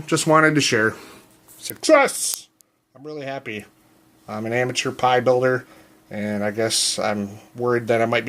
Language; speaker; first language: English; native; English